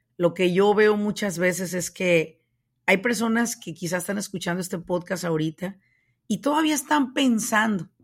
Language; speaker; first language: Spanish; native; Spanish